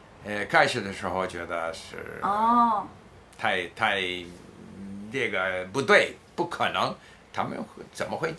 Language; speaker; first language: Chinese; non-native, fluent; English